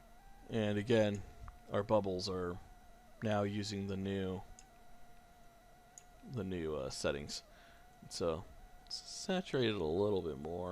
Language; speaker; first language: English; native; English